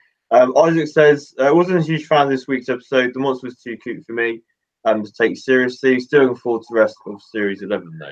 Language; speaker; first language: English; native; English